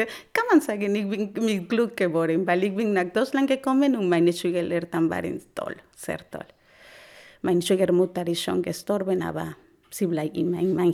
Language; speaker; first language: German; non-native, learner; Spanish